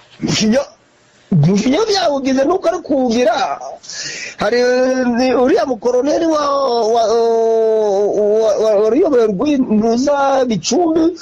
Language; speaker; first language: Kinyarwanda; native; Kinyarwanda